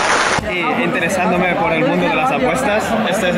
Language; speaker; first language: Spanish; non-native, local second language; Catalan